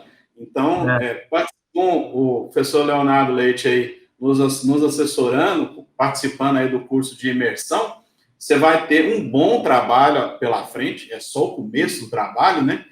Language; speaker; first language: Portuguese; native; Portuguese